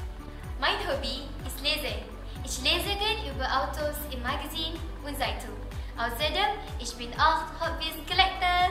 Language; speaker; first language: German; non-native, learner; Malay